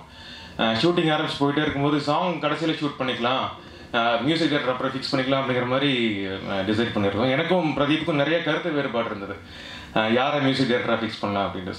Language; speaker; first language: Tamil; native; Tamil